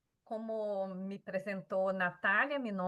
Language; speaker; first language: Portuguese; non-native, learner; Spanish